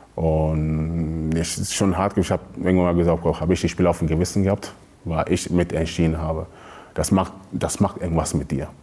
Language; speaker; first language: German; early bilingual, other home language; Akan